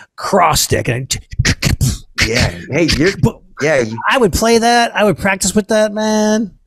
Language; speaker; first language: English; native; English